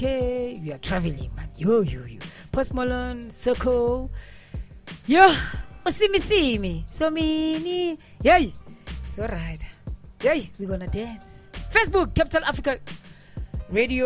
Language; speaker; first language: English; non-native, local second language; Zulu